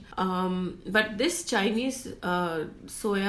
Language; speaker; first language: English; non-native, local second language; Gujarati